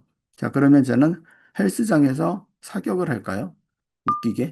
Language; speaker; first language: Korean; native; Korean